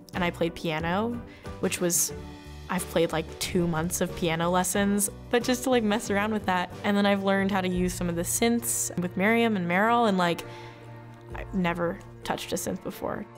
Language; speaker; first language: English; native; English